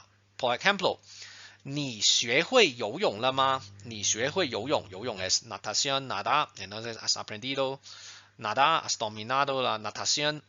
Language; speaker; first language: Spanish; non-native, fluent; Chinese